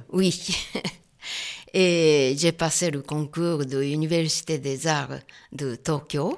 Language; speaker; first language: French; non-native, fluent; Japanese